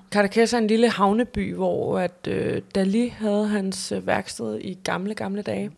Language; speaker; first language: Danish; native; Danish